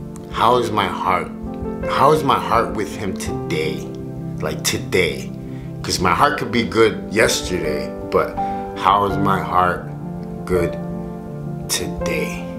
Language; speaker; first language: English; early bilingual, other home language; Spanish